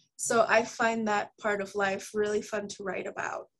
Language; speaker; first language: English; early bilingual, other home language; Spanish